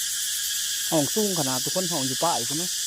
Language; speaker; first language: Thai; non-native, local second language; Northeastern Thai